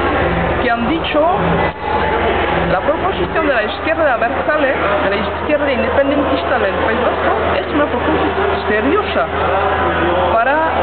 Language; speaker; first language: Spanish; non-native, learner; French